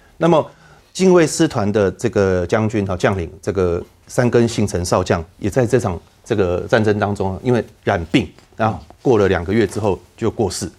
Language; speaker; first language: Chinese; native; Chinese